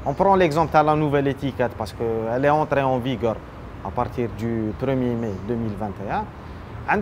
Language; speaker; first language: French; non-native, local second language; Arabic